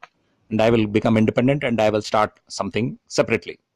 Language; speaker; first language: English; non-native, local second language; Tamil